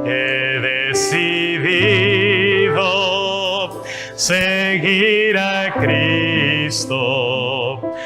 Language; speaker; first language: Spanish; non-native, fluent; English